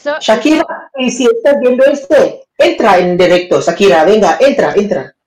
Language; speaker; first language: Spanish; non-native, learner; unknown